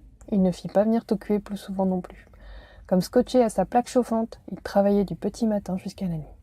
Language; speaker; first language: French; native; French